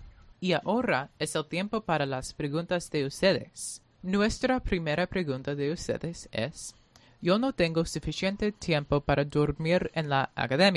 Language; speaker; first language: Spanish; non-native, learner; English